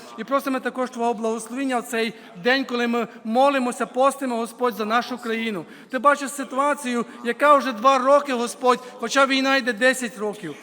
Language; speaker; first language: Ukrainian; native; Ukrainian